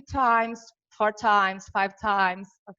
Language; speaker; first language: English; non-native, fluent; Portuguese